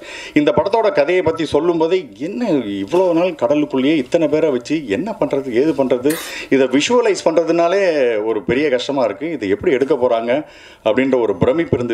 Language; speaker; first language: Tamil; native; Tamil